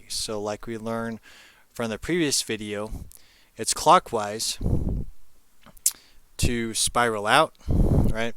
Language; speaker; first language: English; native; English